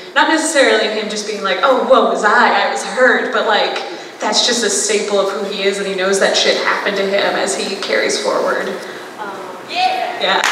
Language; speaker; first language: English; native; English